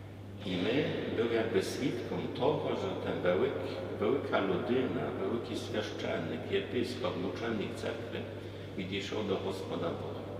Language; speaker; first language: Ukrainian; non-native, fluent; Polish